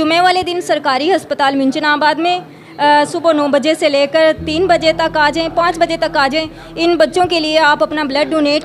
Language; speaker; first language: Hindi; non-native, local second language; Punjabi